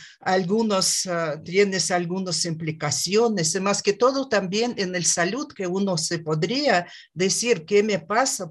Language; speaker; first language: Spanish; non-native, learner; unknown